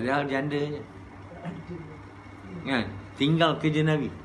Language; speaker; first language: Malay; native; Malay